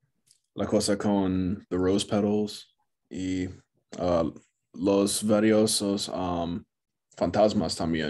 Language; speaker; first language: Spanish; non-native, learner; English